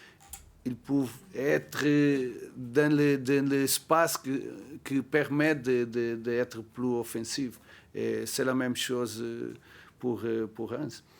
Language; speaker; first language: French; non-native, learner; Portuguese